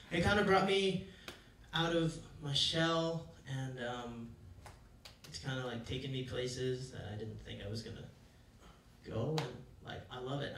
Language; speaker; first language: English; native; English